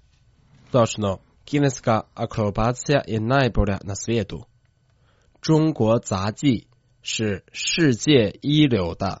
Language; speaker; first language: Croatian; non-native, fluent; Chinese